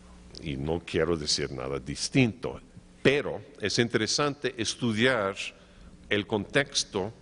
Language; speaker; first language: Spanish; non-native, fluent; English